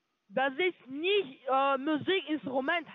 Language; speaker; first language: German; non-native, learner; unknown